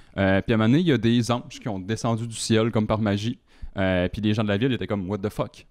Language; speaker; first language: French; native; French